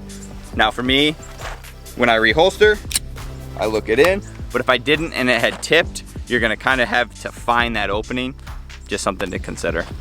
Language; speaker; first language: English; native; English